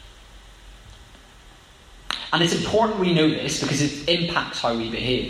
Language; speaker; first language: English; native; English